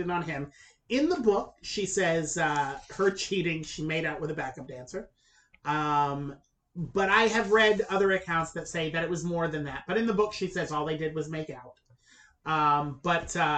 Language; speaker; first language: English; native; English